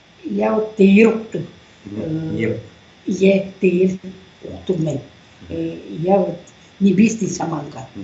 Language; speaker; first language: Russian; non-native, local second language; Tuvinian